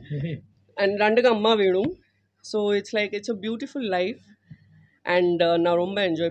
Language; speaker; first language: Tamil; non-native, learner; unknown